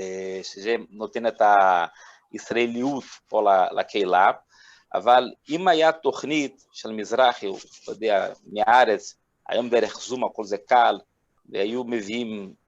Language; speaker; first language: Hebrew; non-native, fluent; Portuguese